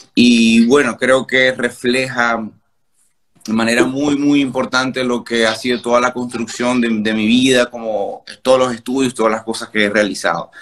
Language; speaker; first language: Spanish; native; Spanish